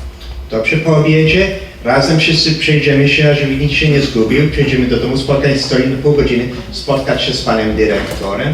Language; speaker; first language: Polish; early bilingual, heritage; Polish